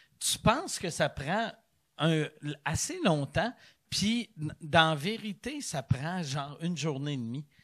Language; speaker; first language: French; native; French